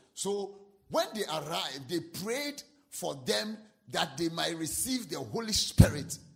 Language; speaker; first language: English; non-native, local second language; Akan